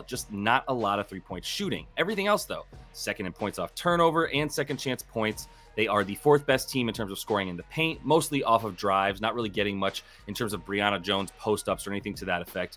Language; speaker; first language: English; native; English